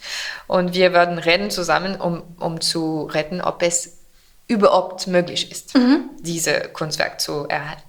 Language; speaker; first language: German; non-native, fluent; French